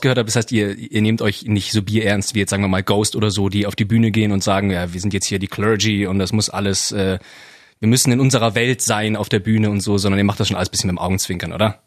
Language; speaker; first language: German; native; German